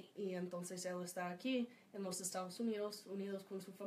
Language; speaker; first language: Spanish; non-native, fluent; English